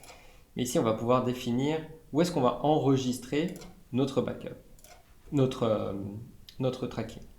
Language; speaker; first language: French; native; French